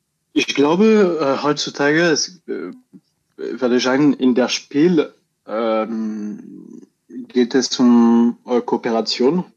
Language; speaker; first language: German; non-native, learner; French